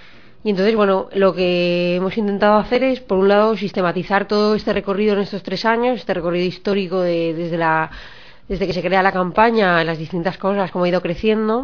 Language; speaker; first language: Spanish; native; Spanish